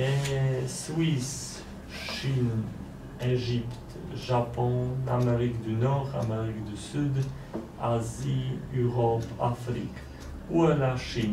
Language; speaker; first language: French; non-native, learner; Polish